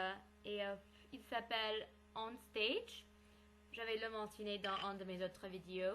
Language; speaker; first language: French; non-native, learner; English